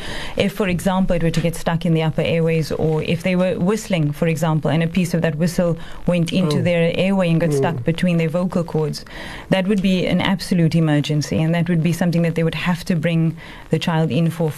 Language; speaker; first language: English; native; English